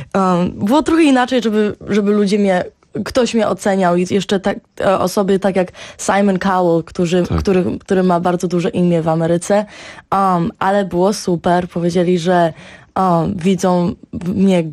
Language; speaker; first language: Polish; early bilingual, heritage; Polish